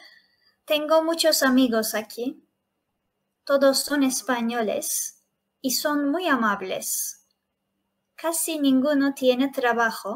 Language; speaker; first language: Spanish; non-native, fluent; Turkish